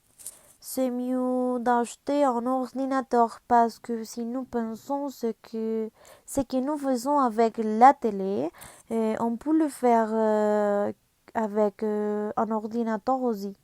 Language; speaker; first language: French; non-native, learner; Spanish